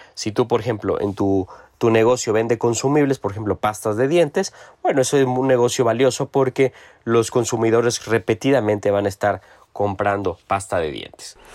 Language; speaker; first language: Spanish; native; Spanish